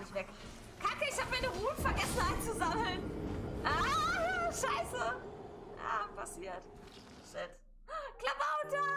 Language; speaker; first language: German; native; German